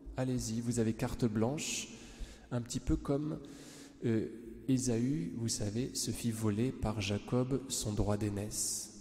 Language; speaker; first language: French; native; French